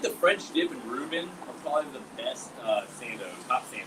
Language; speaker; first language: English; native; English